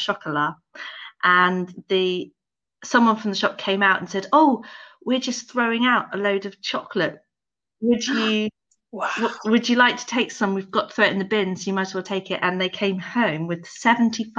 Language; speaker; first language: English; native; English